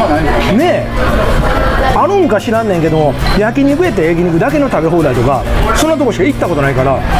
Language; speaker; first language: Japanese; native; Japanese